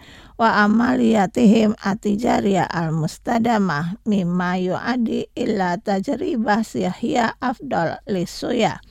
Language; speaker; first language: Arabic; non-native, fluent; Indonesian